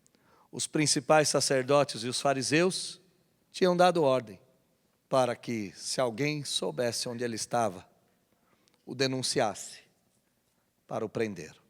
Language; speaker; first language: Portuguese; native; Portuguese